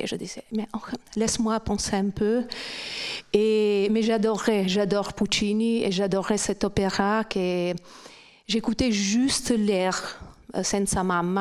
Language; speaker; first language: French; non-native, fluent; Albanian